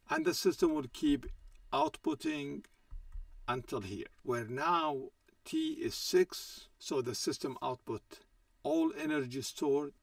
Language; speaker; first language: English; non-native, fluent; Arabic